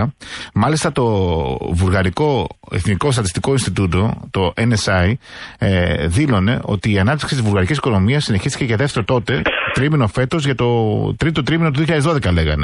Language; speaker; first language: Greek; native; Greek